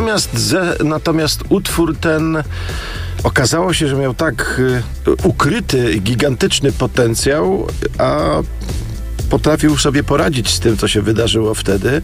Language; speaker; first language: Polish; native; Polish